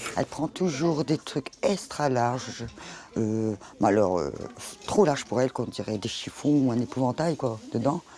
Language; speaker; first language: French; native; French